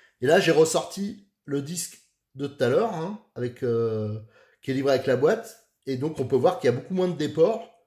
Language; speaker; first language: French; native; French